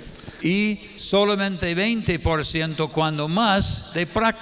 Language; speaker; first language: Spanish; non-native, fluent; English